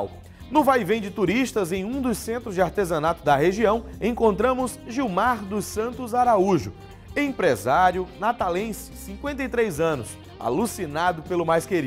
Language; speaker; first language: Portuguese; native; Portuguese